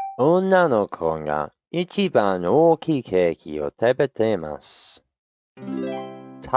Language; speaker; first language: Japanese; non-native, learner; English